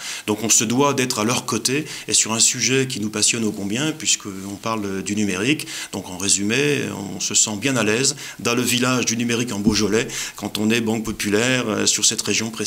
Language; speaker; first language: French; native; French